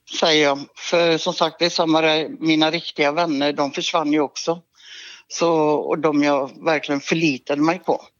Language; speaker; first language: Swedish; native; Swedish